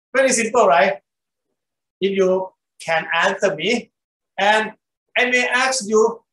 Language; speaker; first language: English; non-native, fluent; Thai